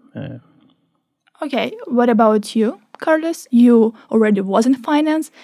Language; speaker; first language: English; non-native, fluent; Ukrainian